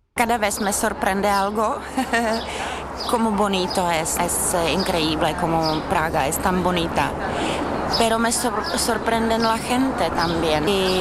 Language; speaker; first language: Spanish; non-native, fluent; Czech